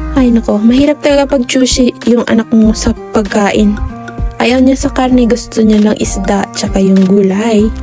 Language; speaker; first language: Filipino; native; Filipino